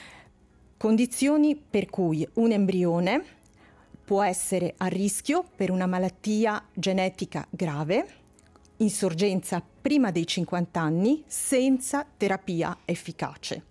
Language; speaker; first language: Italian; native; Italian